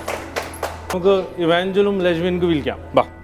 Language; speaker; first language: Malayalam; non-native, fluent; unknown